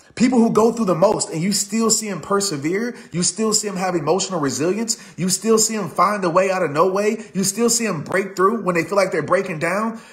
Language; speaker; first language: English; native; English